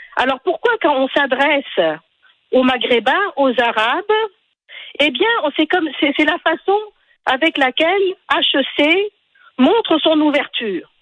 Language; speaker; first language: French; non-native, local second language; Arabic